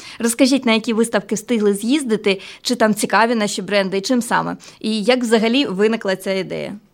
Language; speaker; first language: Ukrainian; native; Ukrainian